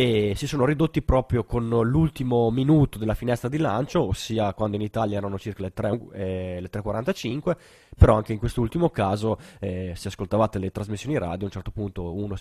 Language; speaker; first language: Italian; native; Italian